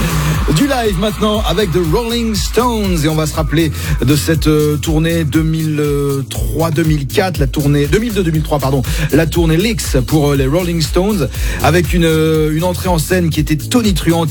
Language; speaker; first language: French; native; French